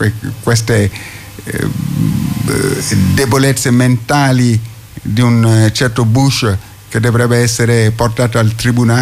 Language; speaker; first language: Italian; non-native, fluent; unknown